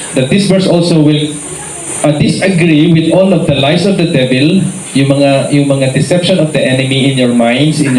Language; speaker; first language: English; non-native, local second language; Filipino